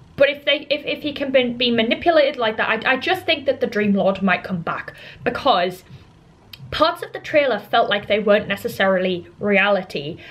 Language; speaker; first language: English; native; English